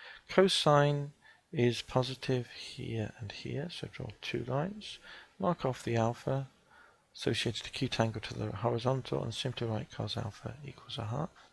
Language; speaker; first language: English; native; English